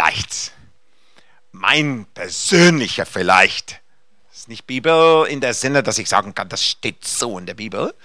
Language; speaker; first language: German; non-native, fluent; English